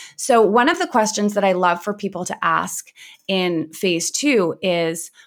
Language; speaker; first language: English; native; English